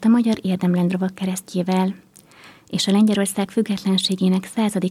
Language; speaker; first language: Hungarian; native; Hungarian